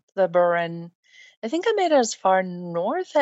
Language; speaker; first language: English; non-native, fluent; German